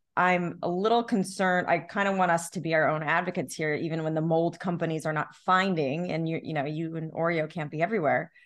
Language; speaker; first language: English; native; English